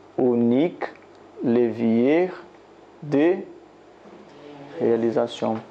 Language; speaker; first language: French; non-native, learner; Portuguese